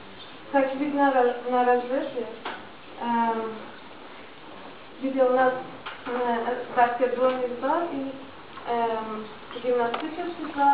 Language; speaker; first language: Russian; non-native, learner; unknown